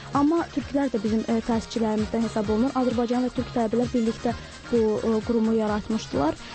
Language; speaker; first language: Azerbaijani; native; Azerbaijani